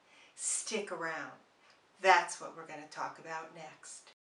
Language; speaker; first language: English; native; English